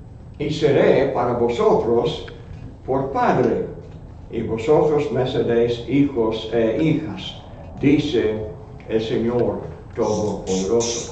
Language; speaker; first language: Spanish; non-native, fluent; English